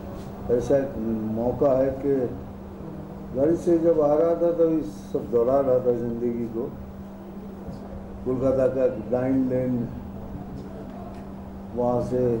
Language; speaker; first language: Hindi; non-native, local second language; Bangla